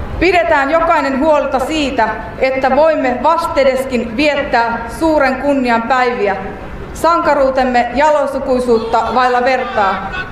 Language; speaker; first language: Finnish; native; Finnish